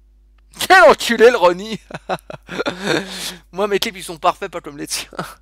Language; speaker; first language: French; native; French